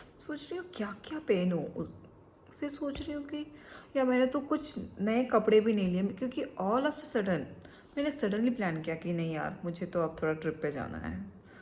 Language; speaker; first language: Hindi; non-native, local second language; Kannada